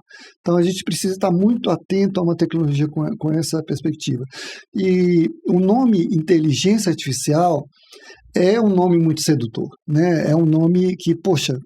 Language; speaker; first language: Portuguese; native; Portuguese